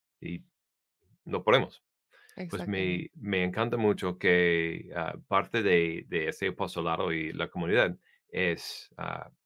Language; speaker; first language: Spanish; non-native, learner; English